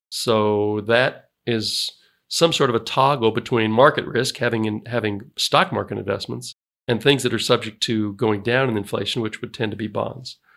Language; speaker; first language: English; native; English